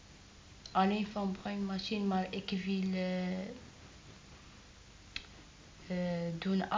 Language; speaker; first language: Dutch; non-native, learner; Arabic